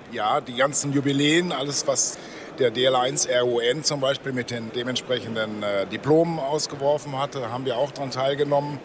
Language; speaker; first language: German; native; German